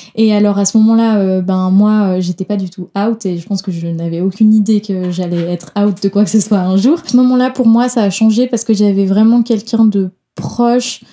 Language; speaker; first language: French; non-native, fluent; Danish